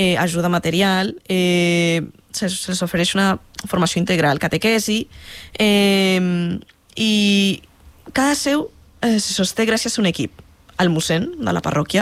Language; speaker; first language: Catalan; non-native, fluent; Spanish